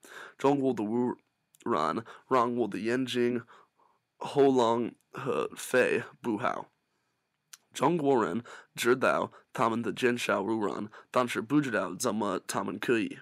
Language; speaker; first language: Chinese; non-native, learner; English